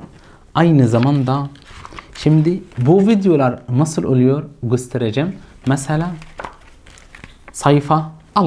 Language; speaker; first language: Turkish; non-native, fluent; Arabic